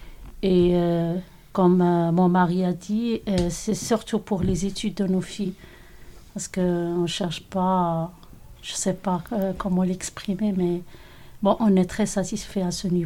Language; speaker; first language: French; non-native, local second language; Arabic